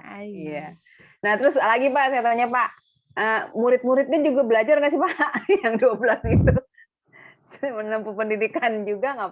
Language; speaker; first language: Indonesian; native; Indonesian